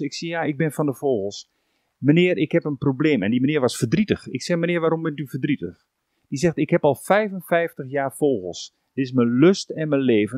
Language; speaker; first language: Dutch; native; Dutch